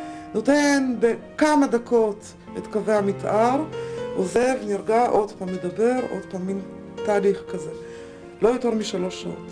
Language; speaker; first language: Hebrew; native; Hebrew